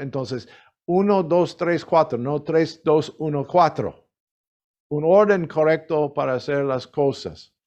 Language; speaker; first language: Spanish; non-native, learner; English